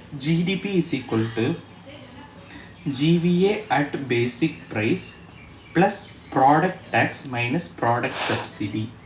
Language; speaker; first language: English; non-native, local second language; Tamil